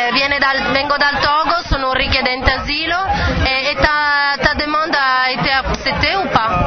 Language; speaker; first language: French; non-native, fluent; Italian